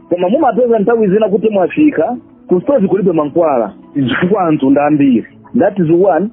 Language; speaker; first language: Nyanja; non-native, fluent; Swahili